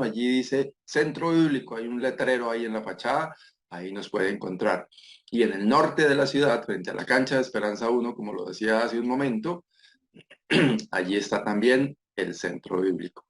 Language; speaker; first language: Spanish; native; Spanish